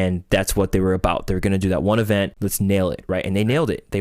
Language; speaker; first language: English; native; English